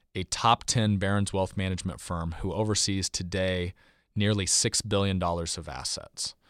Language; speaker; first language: English; native; English